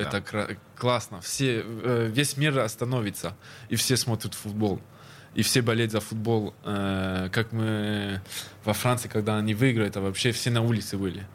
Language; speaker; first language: Russian; early bilingual, heritage; Russian